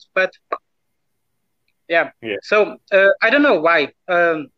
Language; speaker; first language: English; non-native, fluent; Lithuanian